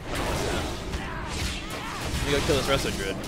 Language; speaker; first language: English; native; English